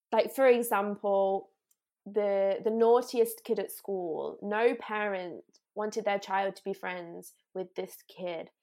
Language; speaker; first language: English; native; English